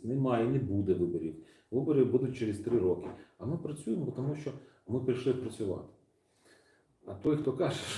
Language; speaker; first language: Ukrainian; non-native, local second language; Russian